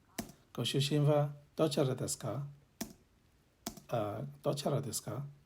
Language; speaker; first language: Japanese; non-native, learner; English